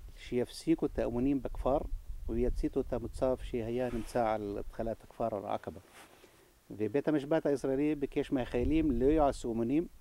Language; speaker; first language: Hebrew; non-native, local second language; Arabic